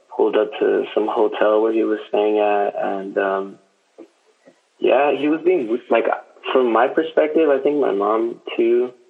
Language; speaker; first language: English; native; English